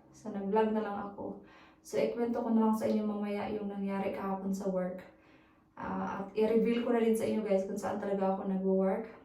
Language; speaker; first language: Filipino; native; Filipino